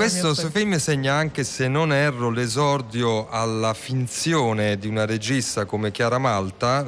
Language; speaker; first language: Italian; native; Italian